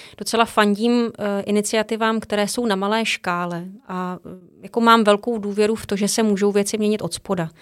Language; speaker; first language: Czech; native; Czech